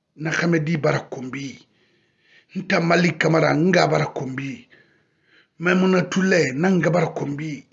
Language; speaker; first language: French; non-native, local second language; Susu